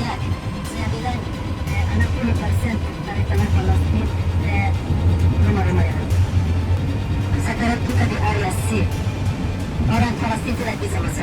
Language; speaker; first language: Indonesian; non-native, learner; Arabic